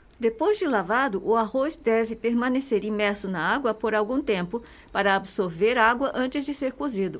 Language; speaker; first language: Portuguese; non-native, fluent; Japanese